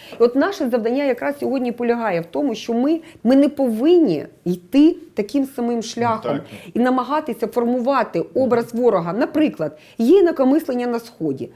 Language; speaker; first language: Ukrainian; native; Ukrainian